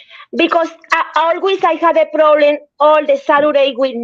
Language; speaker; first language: English; non-native, learner; Spanish